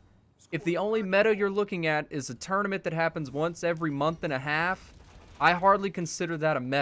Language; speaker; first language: English; native; English